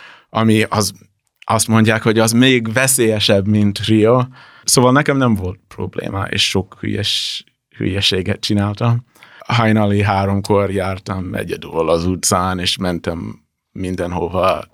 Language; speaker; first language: Hungarian; non-native, fluent; English